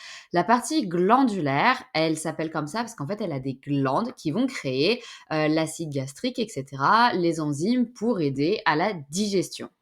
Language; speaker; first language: French; native; French